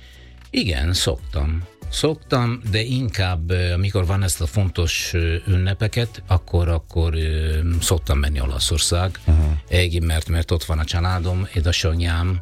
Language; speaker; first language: Hungarian; non-native, fluent; Italian